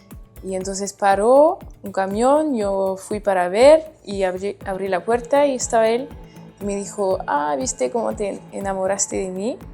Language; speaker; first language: Spanish; non-native, fluent; French